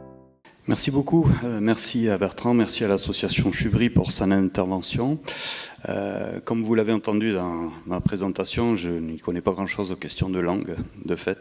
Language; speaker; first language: French; native; French